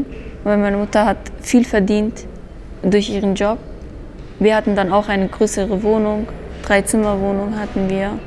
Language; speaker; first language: German; early bilingual, other home language; Persian